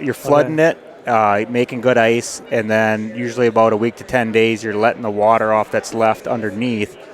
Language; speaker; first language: English; native; English